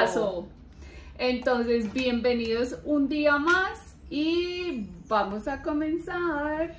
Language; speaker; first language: Spanish; native; Spanish